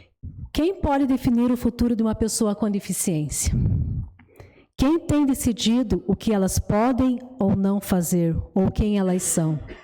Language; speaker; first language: Portuguese; native; Portuguese